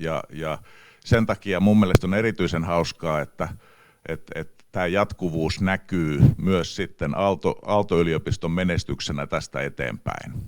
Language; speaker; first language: Finnish; native; Finnish